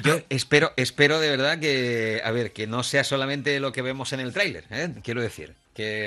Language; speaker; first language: Spanish; native; Spanish